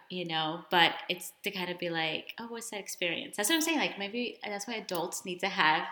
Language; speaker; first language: English; early bilingual, other home language; Spanish